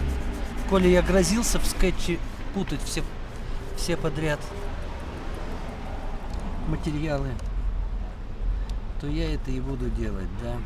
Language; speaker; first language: Russian; native; Russian